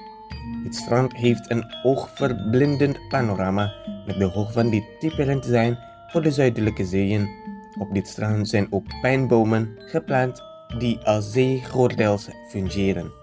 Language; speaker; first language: Dutch; non-native, fluent; Indonesian